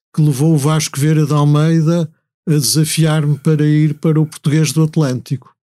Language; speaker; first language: Portuguese; native; Portuguese